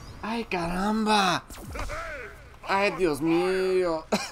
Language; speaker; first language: Spanish; non-native, learner; English